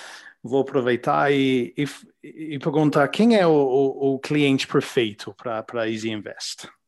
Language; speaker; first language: Portuguese; non-native, learner; English